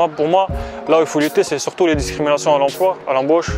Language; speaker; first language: French; early bilingual, other home language; Arabic